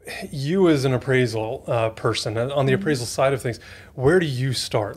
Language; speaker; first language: English; native; English